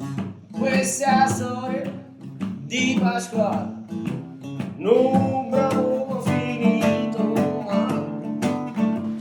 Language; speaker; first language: Italian; native; Italian